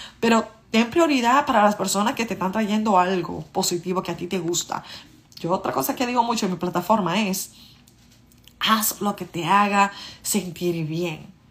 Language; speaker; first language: Spanish; native; Spanish